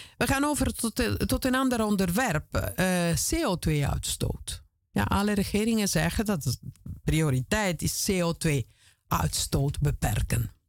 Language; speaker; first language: Dutch; non-native, fluent; Italian